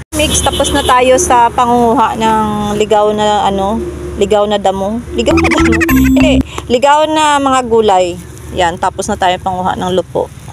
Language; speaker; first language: Filipino; non-native, local second language; Hiligaynon